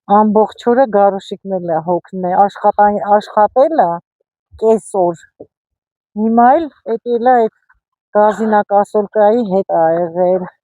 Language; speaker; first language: Armenian; native; Armenian